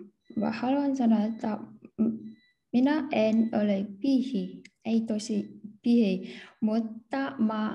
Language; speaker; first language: Finnish; non-native, learner; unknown